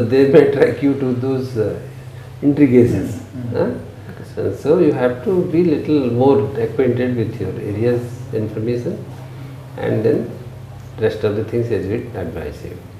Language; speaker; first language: English; non-native, local second language; Odia